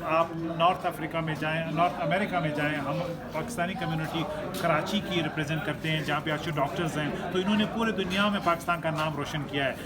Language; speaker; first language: Urdu; non-native, local second language; Pashto